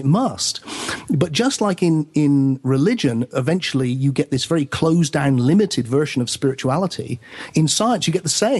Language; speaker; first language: English; native; English